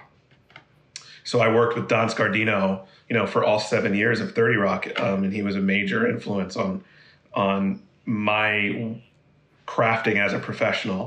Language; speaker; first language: English; native; English